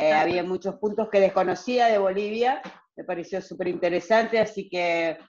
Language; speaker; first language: Spanish; native; Spanish